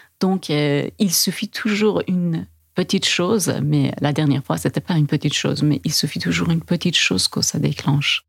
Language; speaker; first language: French; non-native, fluent; Persian